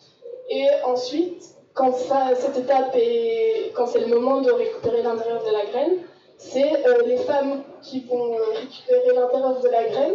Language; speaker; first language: French; native; French